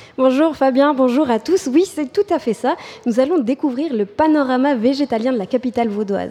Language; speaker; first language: French; native; French